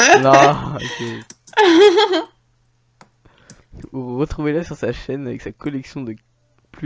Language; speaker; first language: French; native; French